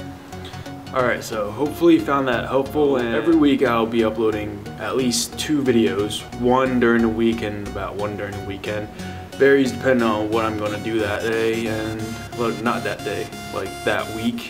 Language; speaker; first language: English; native; English